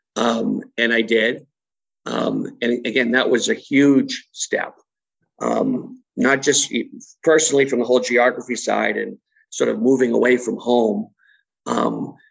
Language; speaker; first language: English; native; English